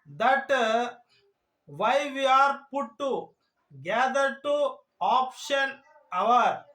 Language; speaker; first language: English; non-native, local second language; Telugu